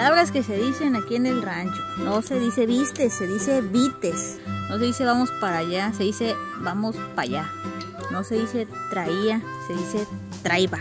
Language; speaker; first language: Spanish; native; Spanish